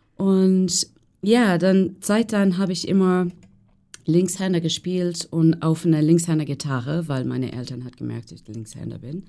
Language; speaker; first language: German; non-native, fluent; English